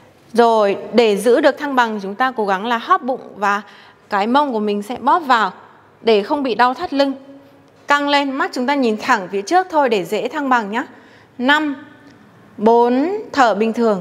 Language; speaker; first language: Vietnamese; native; Vietnamese